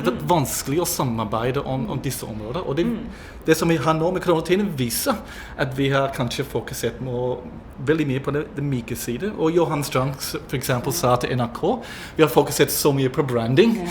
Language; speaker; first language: Norwegian; non-native, fluent; English